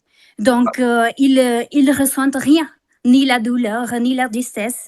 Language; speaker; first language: French; non-native, fluent; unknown